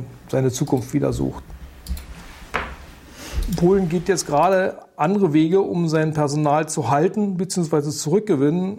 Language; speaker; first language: German; native; German